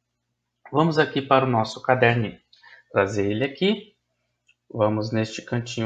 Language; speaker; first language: Portuguese; native; Portuguese